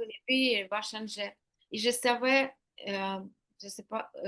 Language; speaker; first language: French; non-native, learner; Ukrainian